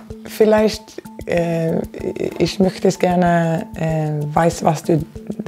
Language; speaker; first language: German; non-native, learner; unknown